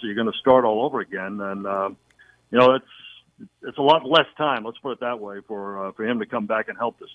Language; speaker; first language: English; native; English